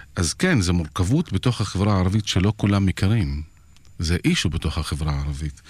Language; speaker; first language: Hebrew; non-native, local second language; Arabic